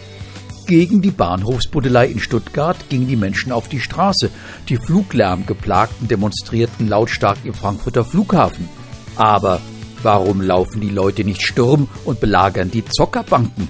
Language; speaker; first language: German; native; German